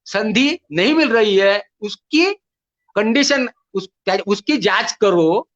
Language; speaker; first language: Hindi; non-native, local second language; Marathi